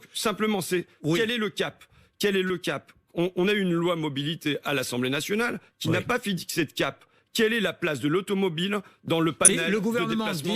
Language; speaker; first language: French; native; French